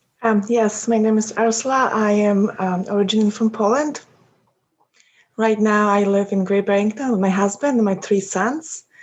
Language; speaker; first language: English; non-native, fluent; Polish